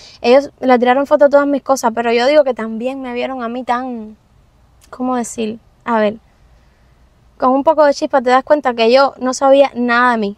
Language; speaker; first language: Spanish; native; Spanish